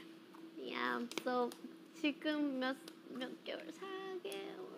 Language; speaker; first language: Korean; non-native, fluent; Thai